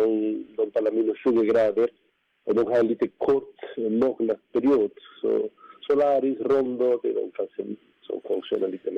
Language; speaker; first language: Swedish; non-native, fluent; Spanish